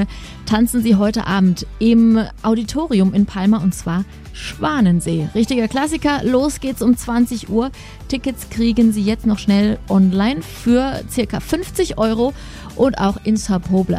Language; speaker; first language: German; native; German